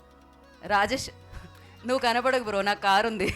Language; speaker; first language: Telugu; native; Telugu